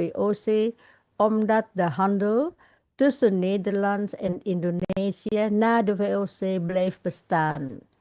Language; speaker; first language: Dutch; non-native, fluent; Indonesian